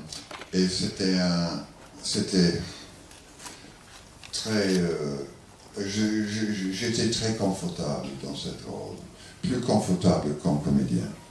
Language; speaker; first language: French; non-native, learner; English